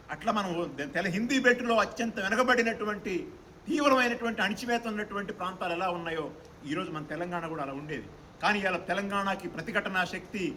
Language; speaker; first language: Telugu; native; Telugu